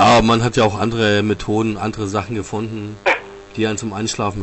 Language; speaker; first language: German; native; German